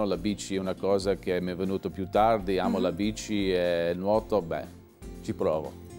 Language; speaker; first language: Italian; early bilingual, other home language; English